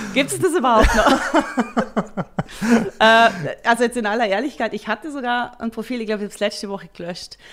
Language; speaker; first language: German; native; German